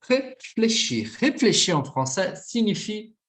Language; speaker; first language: French; non-native, fluent; Portuguese